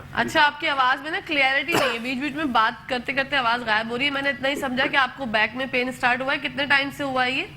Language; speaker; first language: Urdu; native; Urdu